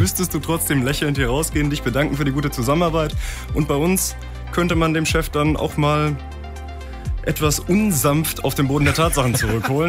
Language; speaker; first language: German; native; German